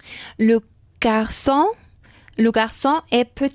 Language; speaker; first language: French; non-native, learner; Spanish